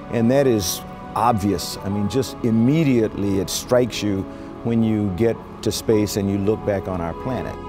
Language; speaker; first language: English; native; English